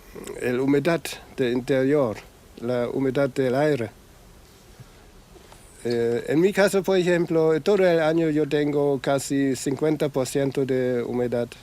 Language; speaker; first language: Spanish; non-native, fluent; German